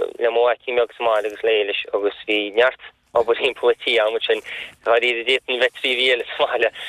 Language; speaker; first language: Irish; native; Irish